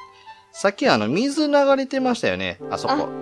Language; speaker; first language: Japanese; native; Japanese